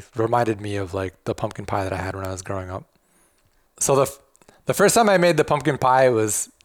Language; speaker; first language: English; native; English